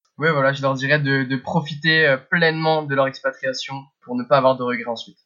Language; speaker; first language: French; early bilingual, heritage; French